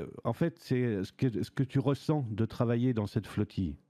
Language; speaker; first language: French; native; French